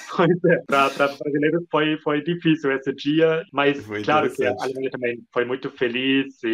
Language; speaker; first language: Portuguese; non-native, fluent; German